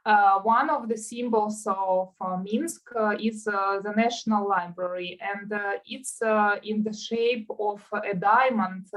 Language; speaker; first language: English; non-native, fluent; Belarusian